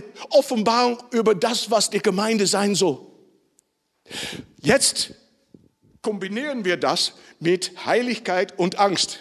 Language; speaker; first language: German; non-native, fluent; Dutch